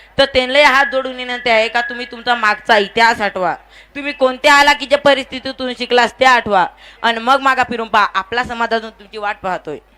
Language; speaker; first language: Marathi; non-native, local second language; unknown